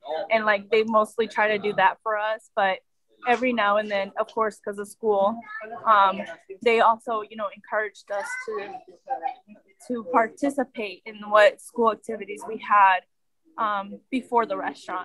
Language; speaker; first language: English; early bilingual, other home language; Spanish